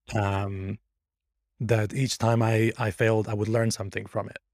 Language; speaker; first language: English; early bilingual, other home language; Persian